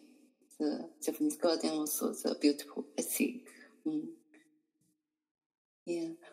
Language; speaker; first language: English; non-native, learner; Japanese